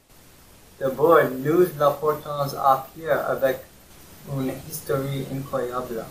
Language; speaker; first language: French; non-native, learner; English